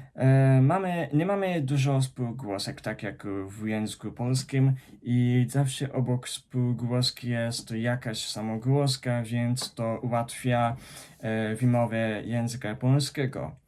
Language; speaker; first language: Polish; non-native, fluent; Japanese